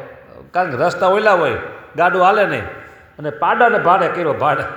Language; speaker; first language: Gujarati; native; Gujarati